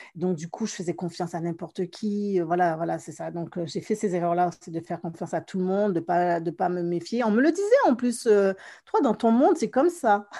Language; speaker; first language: French; native; French